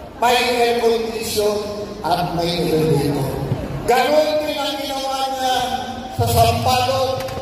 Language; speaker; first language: Filipino; native; Filipino